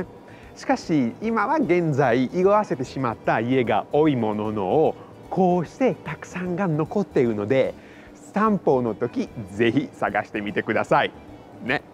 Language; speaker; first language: Japanese; non-native, fluent; Italian